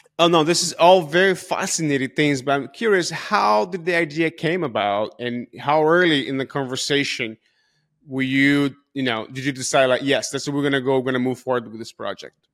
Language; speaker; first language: English; non-native, fluent; Portuguese